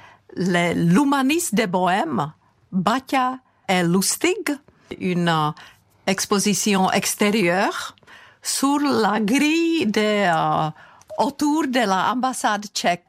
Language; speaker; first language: French; non-native, fluent; Czech